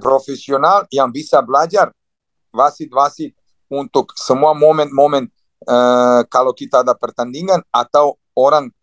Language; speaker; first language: Indonesian; non-native, fluent; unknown